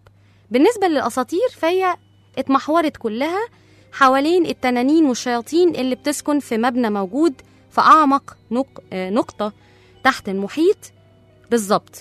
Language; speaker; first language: Arabic; native; Arabic